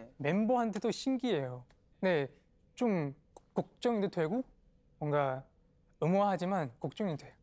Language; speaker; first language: Korean; non-native, learner; Chinese